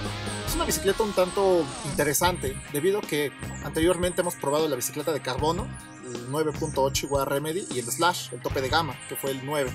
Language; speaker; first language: Spanish; native; Spanish